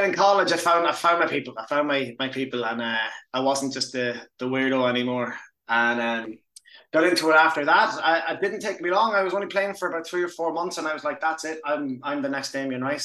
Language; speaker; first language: English; native; English